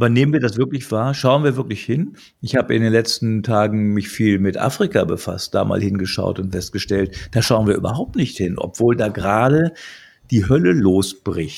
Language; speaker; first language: German; native; German